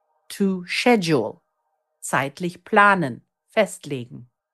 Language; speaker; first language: German; native; German